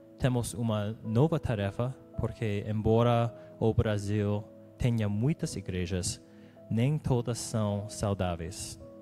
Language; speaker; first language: Portuguese; non-native, learner; English